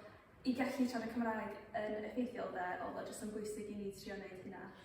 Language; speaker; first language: Welsh; non-native, local second language; English